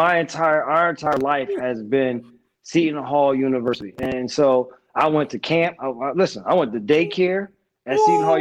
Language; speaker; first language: English; native; English